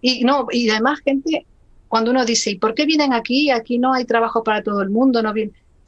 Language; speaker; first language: Spanish; native; Spanish